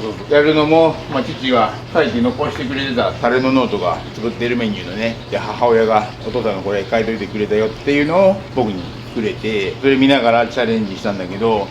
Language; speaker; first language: Japanese; native; Japanese